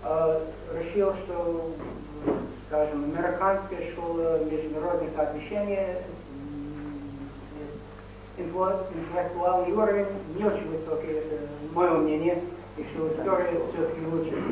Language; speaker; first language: Russian; non-native, fluent; English